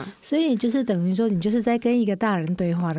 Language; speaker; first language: Chinese; native; Chinese